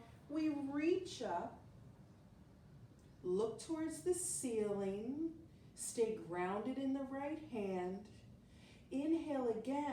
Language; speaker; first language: English; native; English